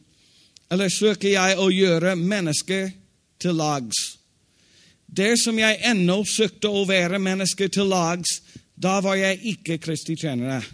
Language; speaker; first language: Swedish; non-native, fluent; English